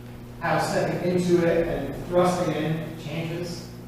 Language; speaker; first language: English; native; English